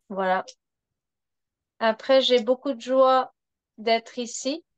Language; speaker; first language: French; non-native, fluent; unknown